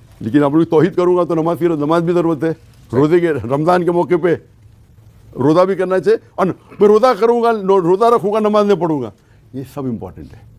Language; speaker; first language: Urdu; non-native, local second language; Konkani